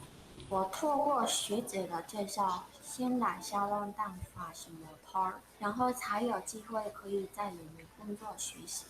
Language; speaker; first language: Chinese; non-native, fluent; Mongolian